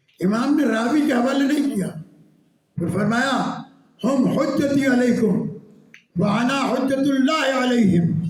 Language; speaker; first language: Urdu; non-native, local second language; Sindhi